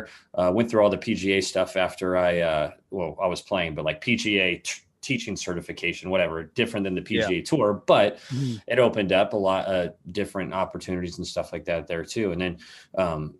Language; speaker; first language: English; native; English